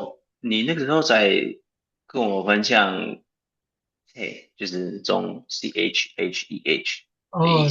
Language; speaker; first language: Chinese; non-native, fluent; English